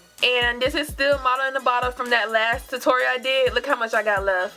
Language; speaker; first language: English; native; English